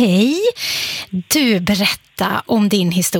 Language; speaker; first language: Swedish; native; Swedish